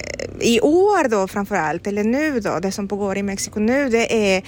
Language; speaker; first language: Swedish; non-native, fluent; Spanish